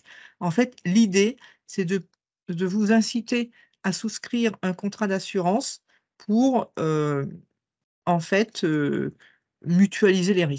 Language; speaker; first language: French; native; French